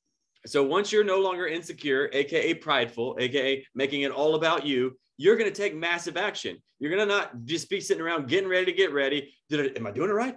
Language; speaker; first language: English; native; English